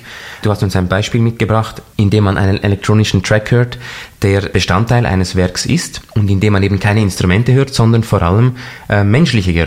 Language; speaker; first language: German; native; German